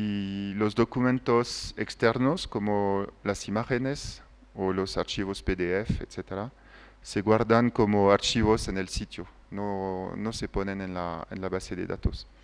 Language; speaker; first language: Spanish; non-native, fluent; French